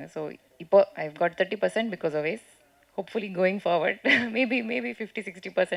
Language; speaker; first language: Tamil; non-native, local second language; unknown